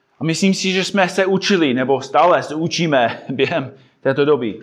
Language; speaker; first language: Czech; non-native, fluent; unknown